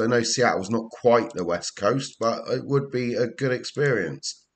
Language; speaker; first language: English; native; English